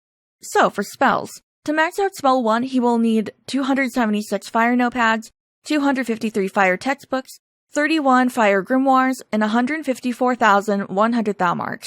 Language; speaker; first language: English; native; English